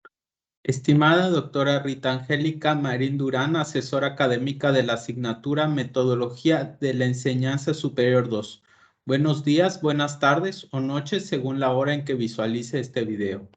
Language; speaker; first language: Spanish; native; Spanish